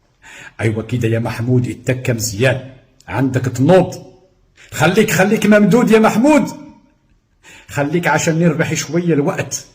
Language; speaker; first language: Arabic; native; Arabic